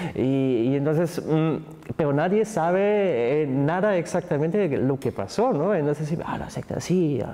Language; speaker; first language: Spanish; non-native, fluent; German